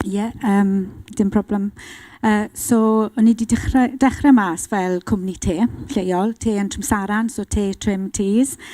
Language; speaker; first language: Welsh; non-native, local second language; English